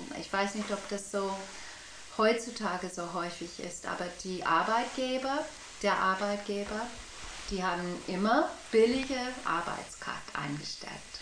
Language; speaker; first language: German; non-native, fluent; English